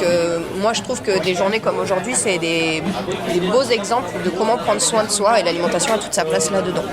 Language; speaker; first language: French; native; French